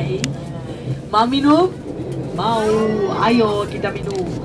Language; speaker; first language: Indonesian; non-native, learner; Turkish